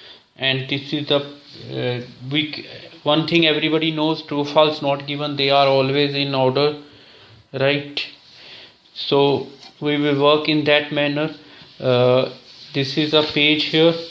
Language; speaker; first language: English; non-native, local second language; Hindi